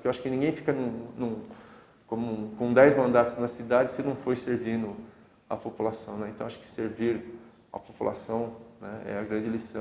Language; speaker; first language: Portuguese; native; Portuguese